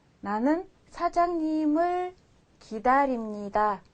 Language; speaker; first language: Korean; non-native, fluent; Mongolian